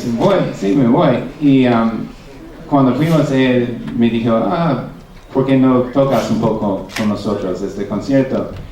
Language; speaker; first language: Spanish; non-native, fluent; English